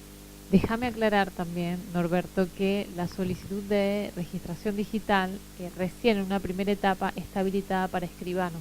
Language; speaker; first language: Spanish; native; Spanish